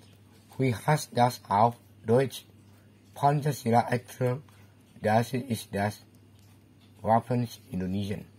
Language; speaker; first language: German; non-native, learner; Indonesian